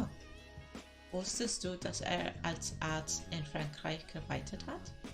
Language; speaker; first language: German; non-native, learner; Spanish